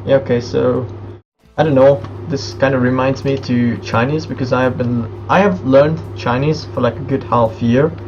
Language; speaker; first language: English; non-native, fluent; Hungarian